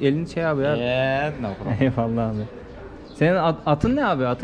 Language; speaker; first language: Turkish; native; Turkish